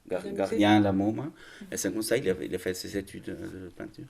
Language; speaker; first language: French; non-native, learner; German